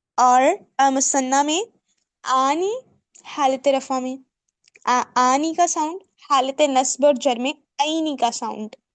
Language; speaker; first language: Urdu; native; Urdu